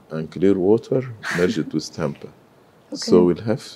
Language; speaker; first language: English; non-native, fluent; Arabic